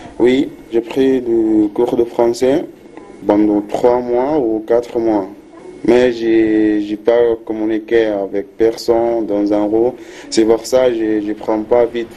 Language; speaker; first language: French; non-native, learner; Arabic